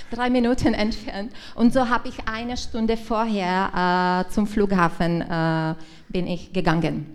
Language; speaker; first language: German; non-native, learner; Czech